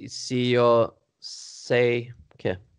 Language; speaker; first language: Portuguese; non-native, learner; Swedish